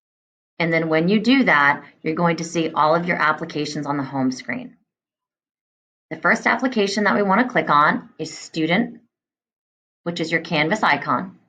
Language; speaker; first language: English; native; English